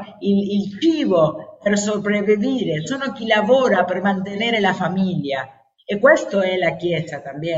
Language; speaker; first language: Italian; non-native, learner; Spanish